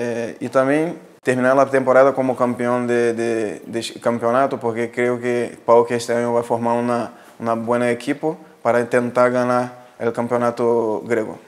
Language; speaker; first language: Spanish; non-native, fluent; Portuguese